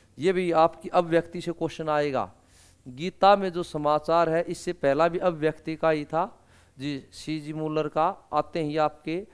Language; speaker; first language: Hindi; native; Hindi